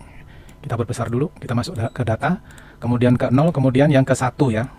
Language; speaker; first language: Indonesian; native; Indonesian